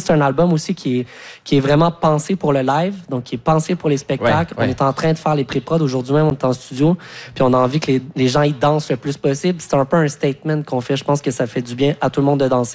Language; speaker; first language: French; native; French